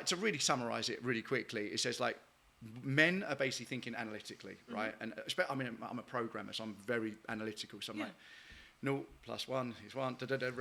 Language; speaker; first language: English; native; English